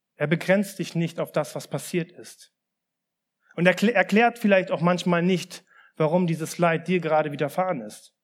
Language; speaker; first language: German; early bilingual, other home language; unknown